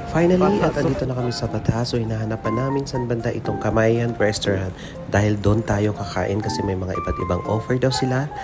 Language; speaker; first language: Filipino; non-native, local second language; Maranao